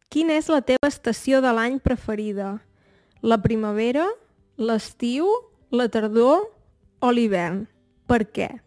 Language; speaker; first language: Catalan; native; Catalan